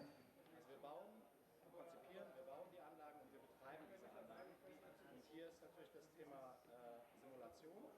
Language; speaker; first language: German; native; German